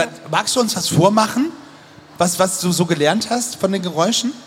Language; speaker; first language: German; native; German